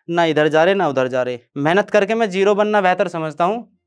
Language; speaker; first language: Hindi; native; Hindi